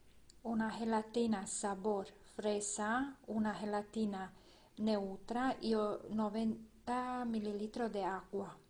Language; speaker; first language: Spanish; non-native, fluent; Romanian